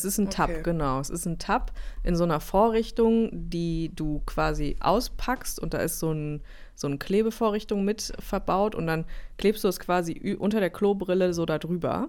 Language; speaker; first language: German; native; German